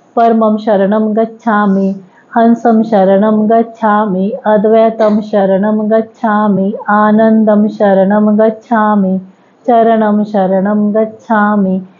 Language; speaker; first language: Hindi; native; Hindi